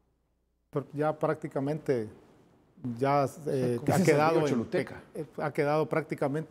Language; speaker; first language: Spanish; native; Spanish